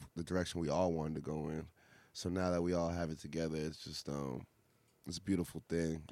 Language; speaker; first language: English; native; English